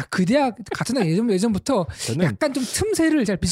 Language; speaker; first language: Korean; native; Korean